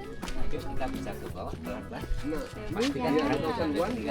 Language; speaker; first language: Indonesian; native; Indonesian